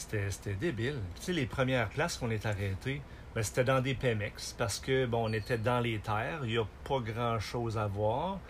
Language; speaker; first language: French; native; French